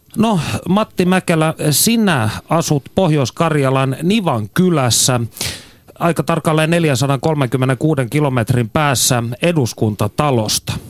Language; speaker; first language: Finnish; native; Finnish